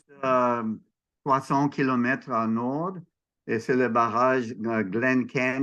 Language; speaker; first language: French; non-native, learner; English